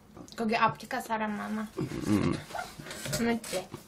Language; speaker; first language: Korean; non-native, learner; Turkish